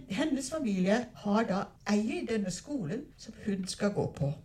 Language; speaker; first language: Norwegian; non-native, fluent; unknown